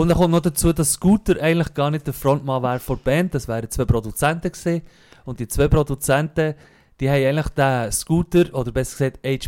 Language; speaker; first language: German; native; German